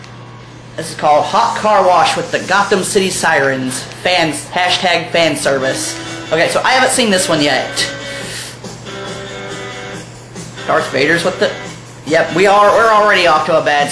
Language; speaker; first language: English; native; English